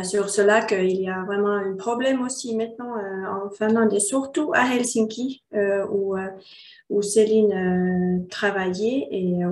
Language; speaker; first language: French; non-native, learner; Finnish